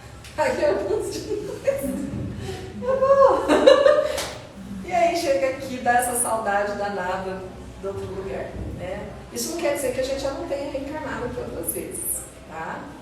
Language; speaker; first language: Portuguese; native; Portuguese